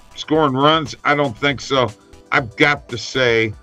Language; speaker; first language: English; native; English